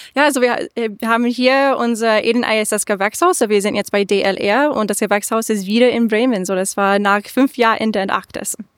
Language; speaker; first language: German; non-native, learner; English